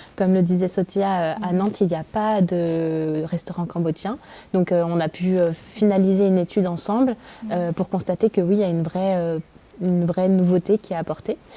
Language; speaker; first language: French; native; French